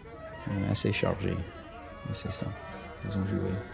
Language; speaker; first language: French; non-native, fluent; English